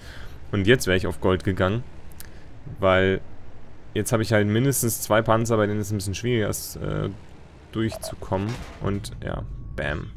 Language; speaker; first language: German; native; German